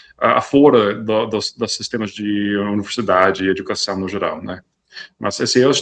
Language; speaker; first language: Portuguese; non-native, fluent; English